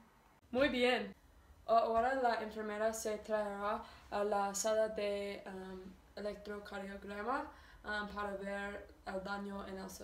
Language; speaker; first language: Spanish; non-native, learner; English